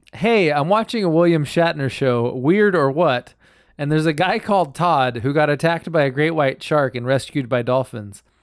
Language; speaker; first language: English; native; English